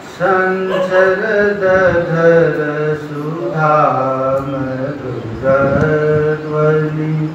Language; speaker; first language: Hindi; non-native, local second language; Bangla